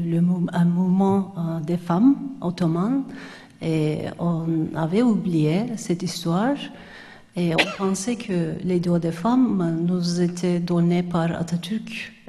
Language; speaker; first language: French; non-native, fluent; Turkish